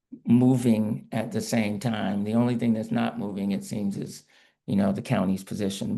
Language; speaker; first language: English; native; English